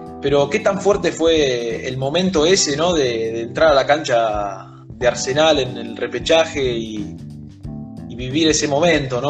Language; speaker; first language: Spanish; native; Spanish